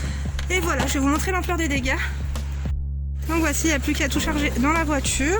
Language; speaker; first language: French; native; French